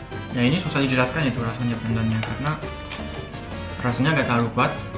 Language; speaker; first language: Indonesian; non-native, fluent; French